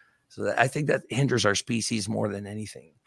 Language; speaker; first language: English; native; English